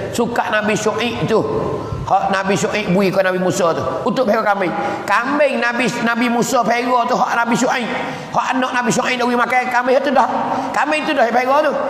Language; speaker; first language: Malay; native; Malay